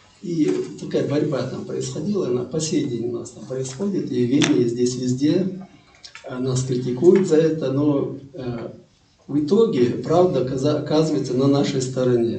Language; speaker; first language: Russian; non-native, local second language; Chechen